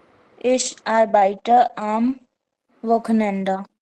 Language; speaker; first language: German; non-native, learner; Hindi